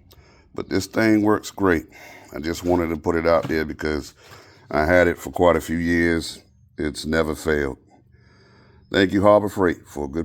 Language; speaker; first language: English; native; English